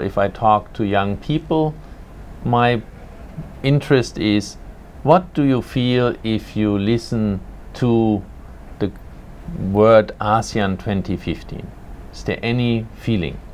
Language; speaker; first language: English; non-native, fluent; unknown